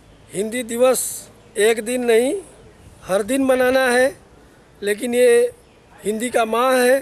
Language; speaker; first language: Hindi; native; Hindi